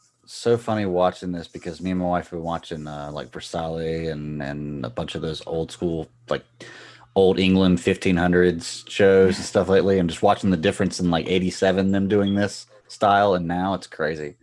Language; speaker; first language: English; native; English